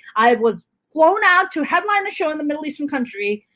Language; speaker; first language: English; non-native, local second language; Urdu